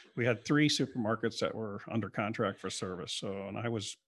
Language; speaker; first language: English; native; English